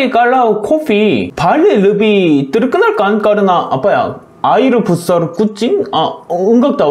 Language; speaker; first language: Indonesian; non-native, learner; Korean